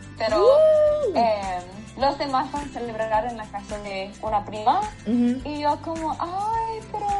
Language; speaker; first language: Spanish; non-native, fluent; English